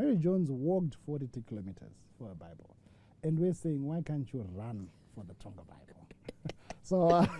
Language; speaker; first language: English; non-native, local second language; Shona